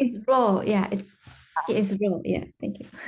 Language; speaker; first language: English; non-native, fluent; Chinese